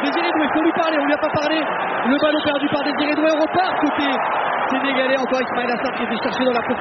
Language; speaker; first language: French; native; French